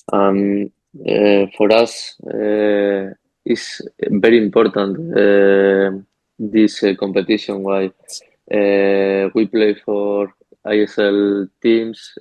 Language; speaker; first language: English; non-native, learner; Spanish